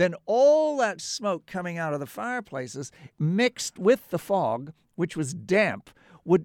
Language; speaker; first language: English; native; English